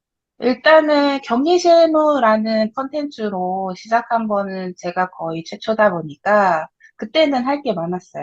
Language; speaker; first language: Korean; native; Korean